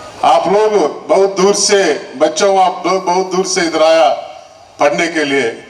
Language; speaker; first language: Hindi; non-native, local second language; Telugu